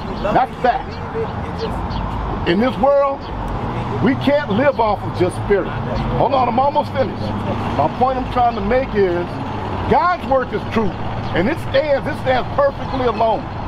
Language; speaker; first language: English; native; English